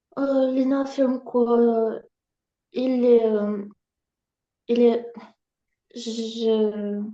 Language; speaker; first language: French; non-native, learner; Ukrainian